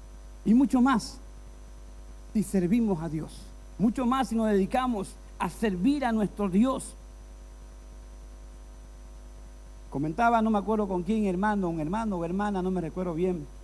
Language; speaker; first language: Spanish; native; Spanish